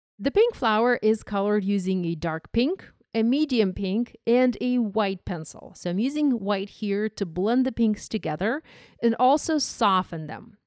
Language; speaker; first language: English; non-native, fluent; Ukrainian